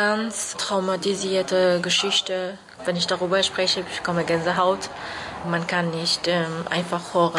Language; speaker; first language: German; non-native, learner; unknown